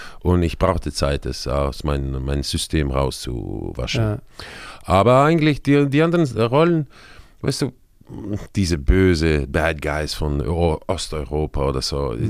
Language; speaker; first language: German; non-native, fluent; Spanish